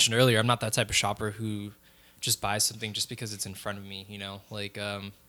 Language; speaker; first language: English; early bilingual, other home language; Filipino